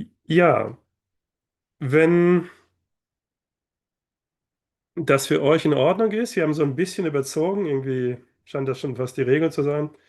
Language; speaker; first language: German; native; German